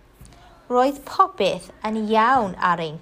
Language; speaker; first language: Welsh; non-native, local second language; English